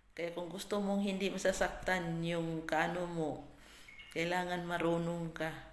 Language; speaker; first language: Filipino; non-native, local second language; Cebuano